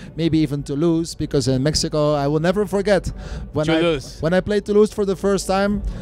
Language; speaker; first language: English; non-native, fluent; Dutch